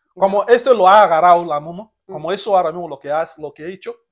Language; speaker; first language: Spanish; non-native, learner; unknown